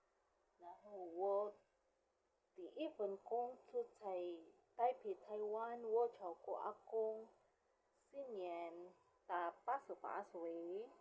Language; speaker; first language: Chinese; non-native, local second language; Filipino